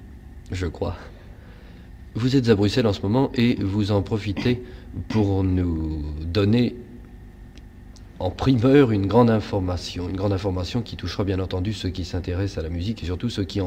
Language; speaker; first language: French; native; French